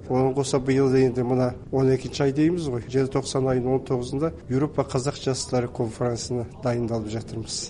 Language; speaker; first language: Kazakh; early bilingual, heritage; Kazakh